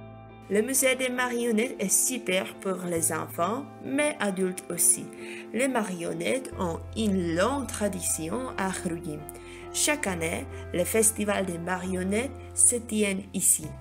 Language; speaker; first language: French; non-native, learner; Czech